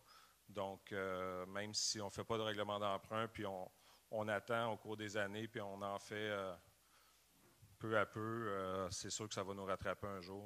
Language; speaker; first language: French; native; French